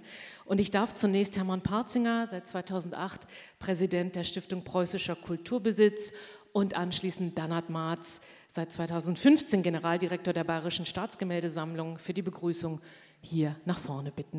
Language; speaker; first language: German; native; German